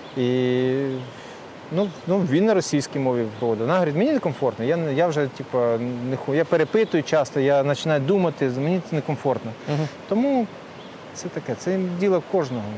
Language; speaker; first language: Ukrainian; native; Ukrainian